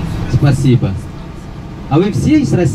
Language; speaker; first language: Russian; non-native, fluent; Balinese